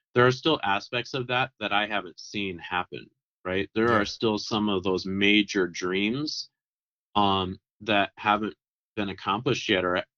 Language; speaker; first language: English; native; English